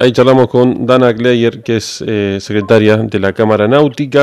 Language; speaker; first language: Spanish; native; Spanish